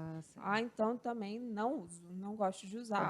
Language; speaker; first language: Portuguese; native; Portuguese